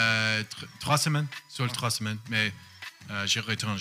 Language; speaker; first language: French; non-native, learner; English